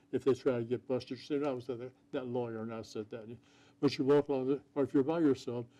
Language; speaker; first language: English; native; English